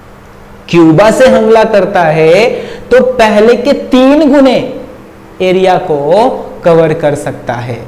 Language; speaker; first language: Hindi; native; Hindi